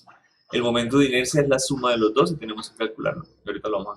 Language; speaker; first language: Spanish; native; Spanish